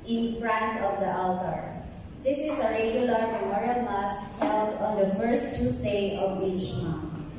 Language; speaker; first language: English; non-native, local second language; Filipino